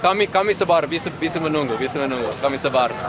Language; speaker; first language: Indonesian; non-native, learner; English